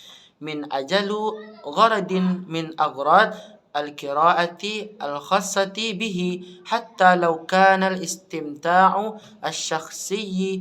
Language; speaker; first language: Arabic; non-native, learner; Indonesian